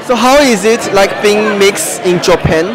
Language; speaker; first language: English; non-native, fluent; Chinese